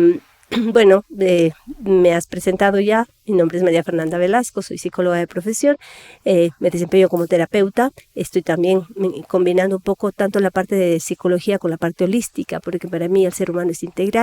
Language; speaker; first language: Spanish; native; Spanish